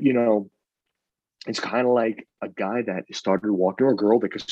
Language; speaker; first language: English; native; English